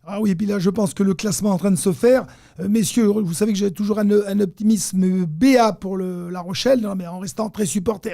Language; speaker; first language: French; native; French